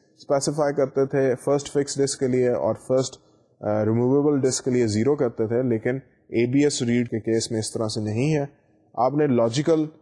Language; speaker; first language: Urdu; native; Urdu